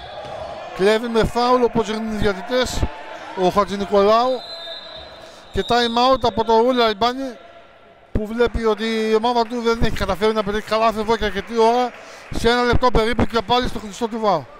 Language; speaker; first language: Greek; native; Greek